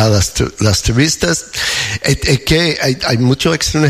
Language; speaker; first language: Spanish; non-native, fluent; English